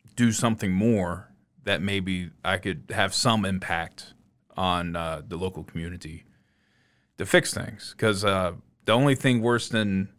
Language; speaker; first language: English; native; English